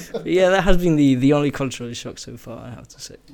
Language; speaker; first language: English; non-native, fluent; Spanish